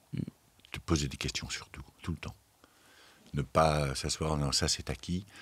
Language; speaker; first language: French; native; French